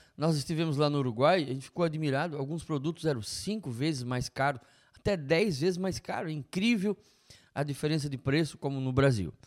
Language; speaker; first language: Portuguese; native; Portuguese